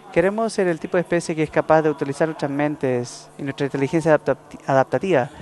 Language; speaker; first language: Spanish; non-native, fluent; English